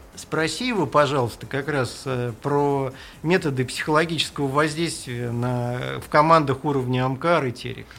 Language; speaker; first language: Russian; native; Russian